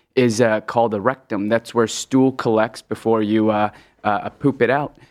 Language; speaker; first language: English; early bilingual, other home language; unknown